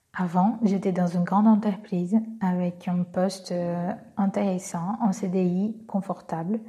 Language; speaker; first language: French; non-native, fluent; Portuguese